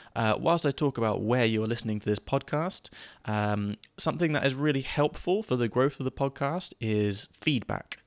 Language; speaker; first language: English; native; English